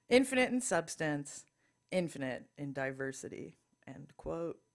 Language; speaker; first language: English; native; English